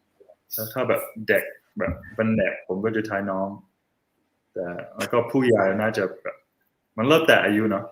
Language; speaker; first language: Thai; non-native, fluent; English